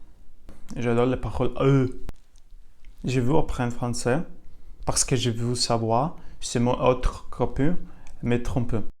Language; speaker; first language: French; non-native, learner; Ukrainian